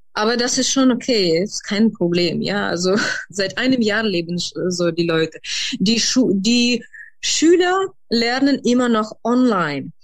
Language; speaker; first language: German; non-native, fluent; Ukrainian